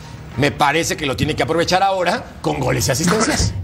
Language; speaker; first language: Spanish; native; Spanish